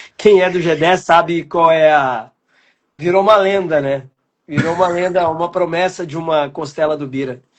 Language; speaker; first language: Portuguese; native; Portuguese